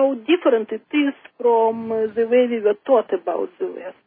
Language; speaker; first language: English; non-native, fluent; Russian